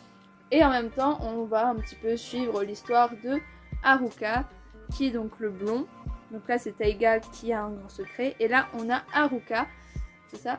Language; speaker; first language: French; native; French